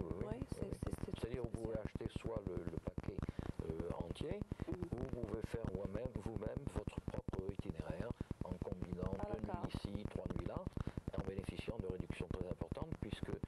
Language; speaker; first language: French; native; French